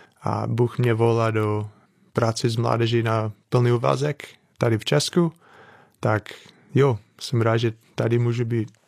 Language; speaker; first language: Czech; non-native, fluent; English